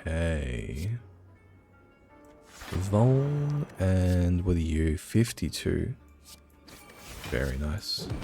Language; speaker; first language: English; native; English